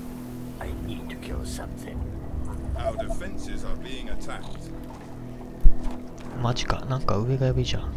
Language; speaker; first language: Japanese; native; Japanese